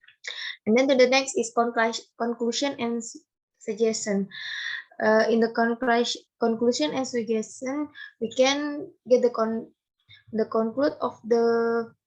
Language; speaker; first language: English; non-native, learner; Indonesian